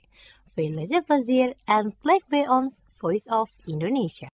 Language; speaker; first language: Dutch; non-native, fluent; Indonesian